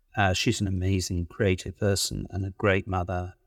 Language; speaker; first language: English; native; English